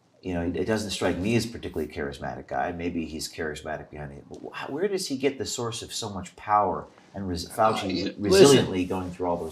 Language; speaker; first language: English; native; English